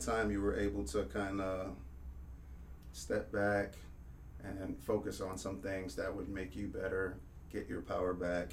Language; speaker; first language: English; native; English